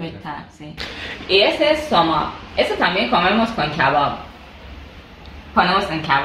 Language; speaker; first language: Spanish; non-native, learner; Persian